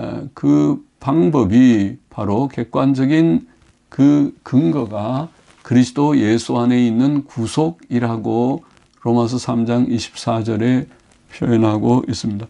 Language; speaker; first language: Korean; native; Korean